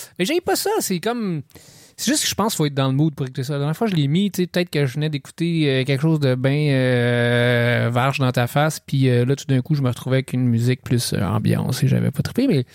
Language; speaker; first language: French; native; French